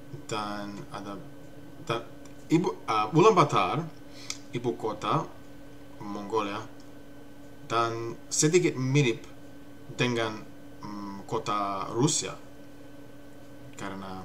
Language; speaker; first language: Indonesian; non-native, learner; English